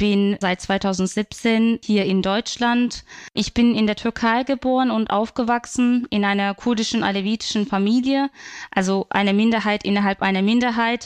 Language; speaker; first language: German; non-native, fluent; Turkish